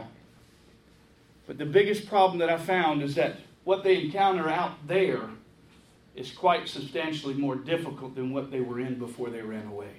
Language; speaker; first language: English; native; English